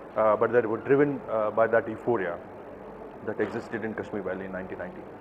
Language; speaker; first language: English; non-native, local second language; Kashmiri